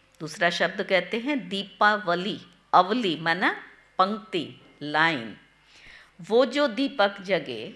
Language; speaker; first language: Hindi; non-native, local second language; Gujarati